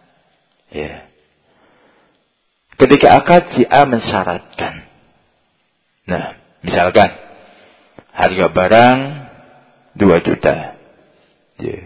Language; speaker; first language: Indonesian; native; Indonesian